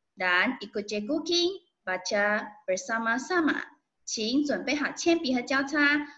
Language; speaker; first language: Malay; non-native, local second language; Chinese